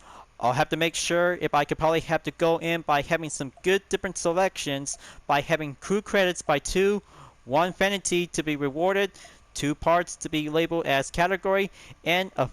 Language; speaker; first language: English; non-native, fluent; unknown